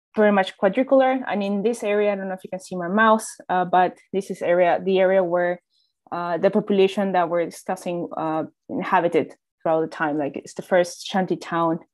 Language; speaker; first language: English; non-native, fluent; Spanish